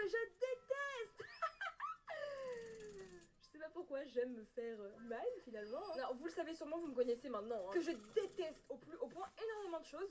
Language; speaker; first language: French; native; French